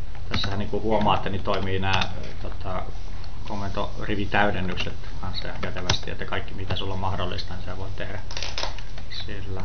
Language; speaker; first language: Finnish; native; Finnish